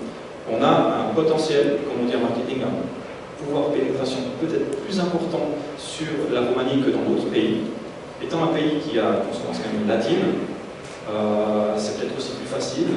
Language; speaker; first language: French; native; French